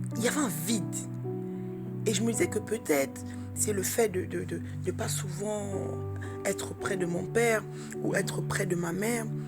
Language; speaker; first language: French; early bilingual, other home language; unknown